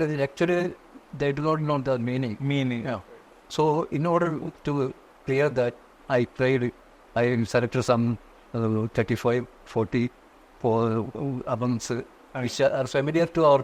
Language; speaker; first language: English; non-native, local second language; Konkani